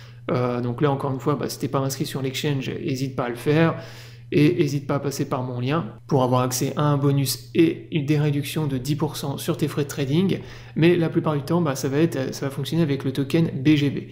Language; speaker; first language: French; native; French